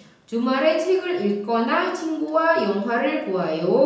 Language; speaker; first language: Korean; non-native, fluent; Indonesian